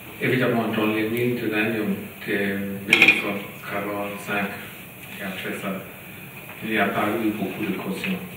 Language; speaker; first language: French; non-native, learner; German